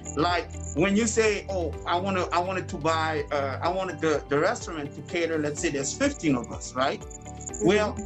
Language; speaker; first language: English; early bilingual, other home language; French